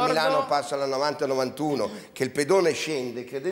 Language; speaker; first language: Italian; native; Italian